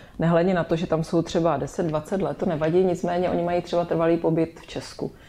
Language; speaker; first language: Czech; native; Czech